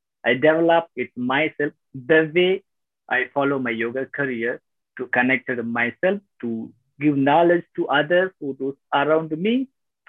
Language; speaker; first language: English; non-native, local second language; Tamil